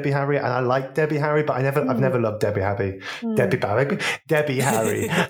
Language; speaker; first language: English; native; English